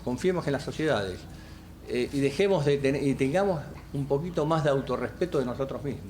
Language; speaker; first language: Spanish; native; Spanish